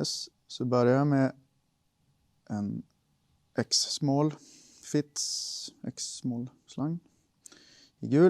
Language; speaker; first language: Swedish; native; Swedish